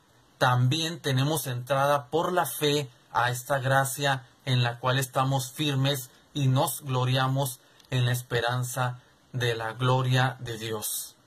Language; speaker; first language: Spanish; native; Spanish